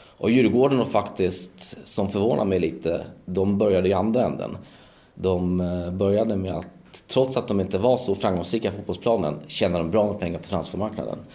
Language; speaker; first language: Swedish; early bilingual, other home language; Polish